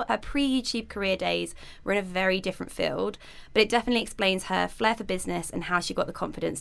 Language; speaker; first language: English; native; English